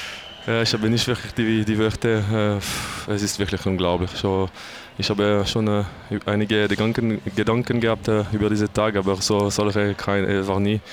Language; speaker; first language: German; non-native, local second language; French